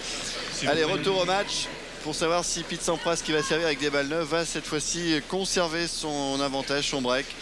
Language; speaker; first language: French; native; French